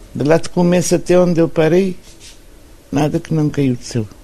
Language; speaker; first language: Portuguese; non-native, local second language; Kabuverdianu